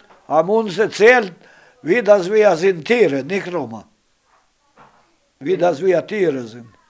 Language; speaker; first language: German; non-native, learner; Romany